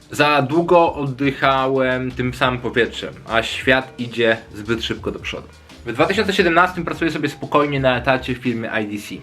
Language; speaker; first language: Polish; native; Polish